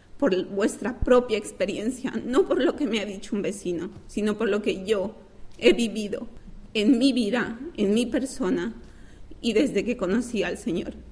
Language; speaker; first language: Spanish; native; Spanish